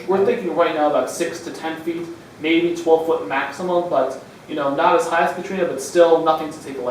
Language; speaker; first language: English; native; English